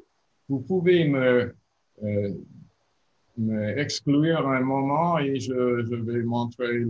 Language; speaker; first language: French; non-native, learner; English